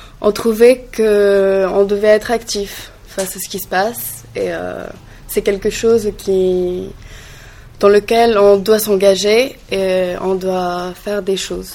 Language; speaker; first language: French; non-native, learner; Greek